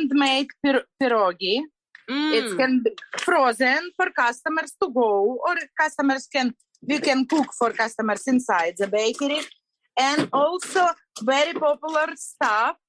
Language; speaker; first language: English; non-native, learner; Ukrainian